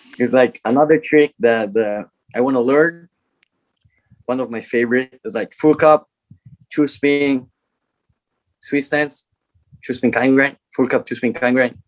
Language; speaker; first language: English; non-native, learner; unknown